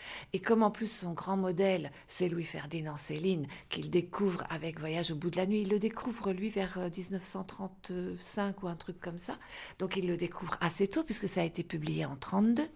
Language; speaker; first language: French; native; French